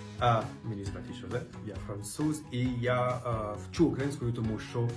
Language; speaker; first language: Ukrainian; non-native, learner; French